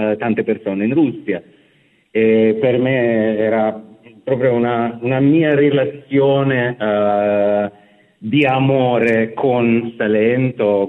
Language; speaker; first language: Italian; non-native, fluent; Russian